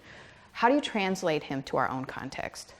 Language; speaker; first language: English; native; English